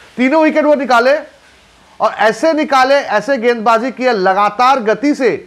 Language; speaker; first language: Hindi; non-native, local second language; Bangla